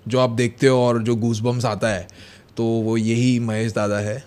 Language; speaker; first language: Hindi; non-native, local second language; Marathi